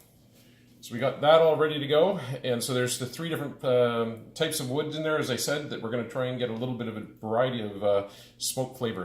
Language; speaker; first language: English; native; English